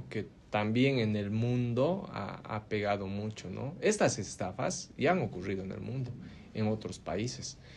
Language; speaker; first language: Spanish; native; Spanish